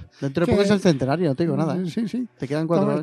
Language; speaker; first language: Spanish; native; Spanish